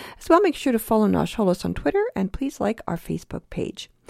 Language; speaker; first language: English; early bilingual, other home language; Ukrainian